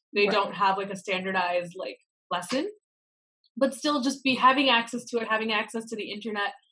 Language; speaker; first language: English; native; English